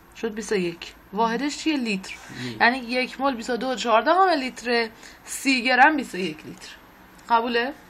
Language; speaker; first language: Persian; native; Persian